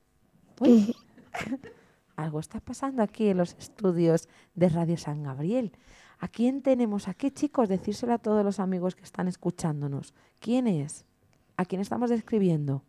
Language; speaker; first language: Spanish; native; Spanish